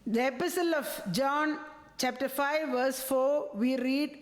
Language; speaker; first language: English; non-native, local second language; Tamil